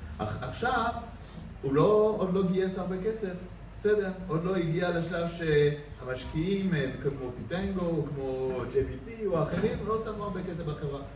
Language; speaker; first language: Hebrew; non-native, fluent; French